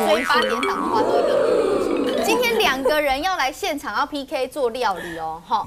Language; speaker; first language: Chinese; native; Chinese